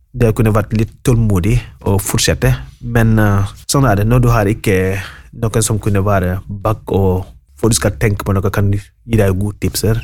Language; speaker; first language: Norwegian; non-native, fluent; Wolof